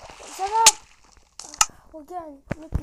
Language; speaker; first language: Arabic; early bilingual, heritage; Arabic